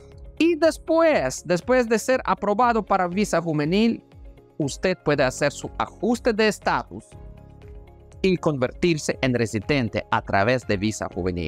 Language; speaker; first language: Spanish; non-native, fluent; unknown